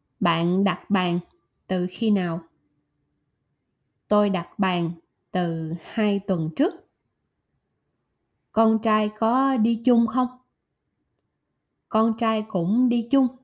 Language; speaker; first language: Vietnamese; non-native, learner; German